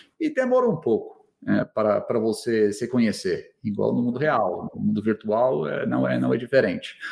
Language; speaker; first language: Portuguese; non-native, fluent; English